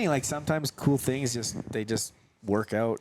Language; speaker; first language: English; native; English